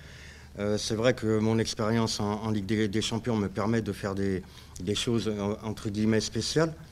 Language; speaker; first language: French; native; French